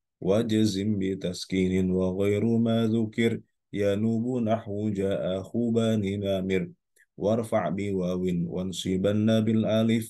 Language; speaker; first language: Arabic; non-native, fluent; Indonesian